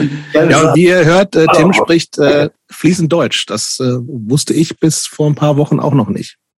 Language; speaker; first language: German; native; German